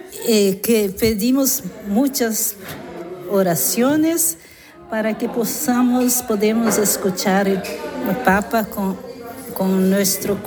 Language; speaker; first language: Spanish; non-native, learner; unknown